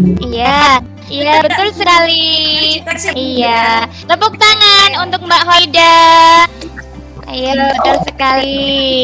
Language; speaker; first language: Indonesian; native; Indonesian